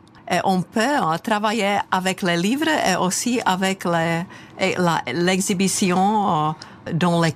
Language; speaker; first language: French; non-native, fluent; Czech